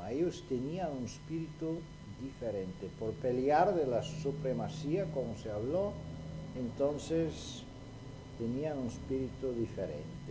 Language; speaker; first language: Spanish; non-native, fluent; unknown